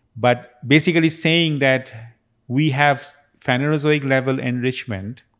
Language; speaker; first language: English; non-native, local second language; Bangla